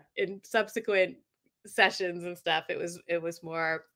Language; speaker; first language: English; native; English